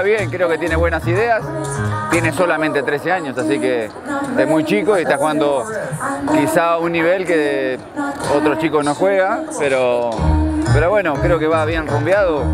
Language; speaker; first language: Spanish; native; Spanish